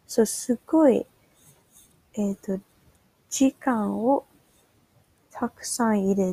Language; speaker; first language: Japanese; non-native, learner; English